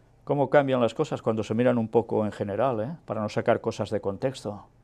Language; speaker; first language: Spanish; native; Spanish